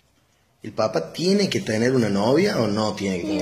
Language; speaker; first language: Spanish; native; Spanish